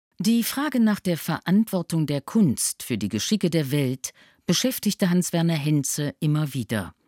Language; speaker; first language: German; native; German